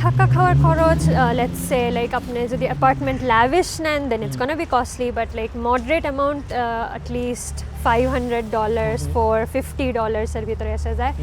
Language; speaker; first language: Bangla; early bilingual, heritage; Bangla